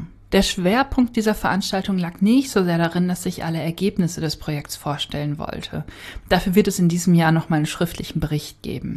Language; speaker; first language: German; native; German